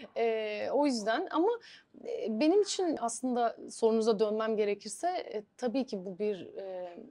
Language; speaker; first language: Turkish; non-native, fluent; Bulgarian